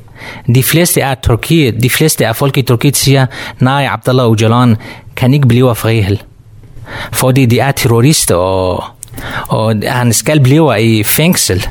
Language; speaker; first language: Danish; non-native, learner; Kurdish